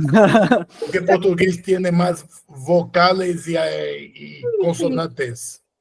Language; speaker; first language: Spanish; non-native, learner; Portuguese